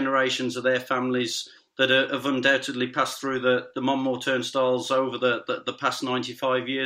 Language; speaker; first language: English; native; English